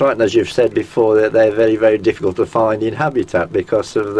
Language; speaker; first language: English; native; English